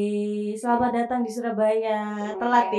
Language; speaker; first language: Indonesian; native; Indonesian